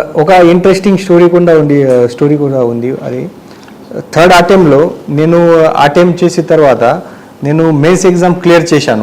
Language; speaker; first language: Telugu; non-native, learner; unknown